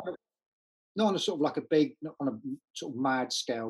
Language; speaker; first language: English; native; English